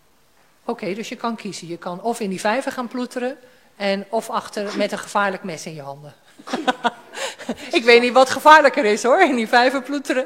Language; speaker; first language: Dutch; native; Dutch